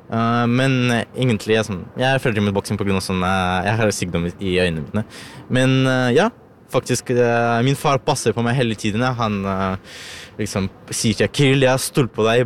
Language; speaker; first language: Norwegian; early bilingual, other home language; Ukrainian